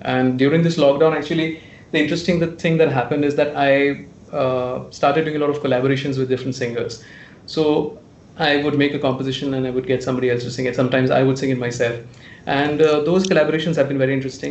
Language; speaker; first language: English; non-native, local second language; Bangla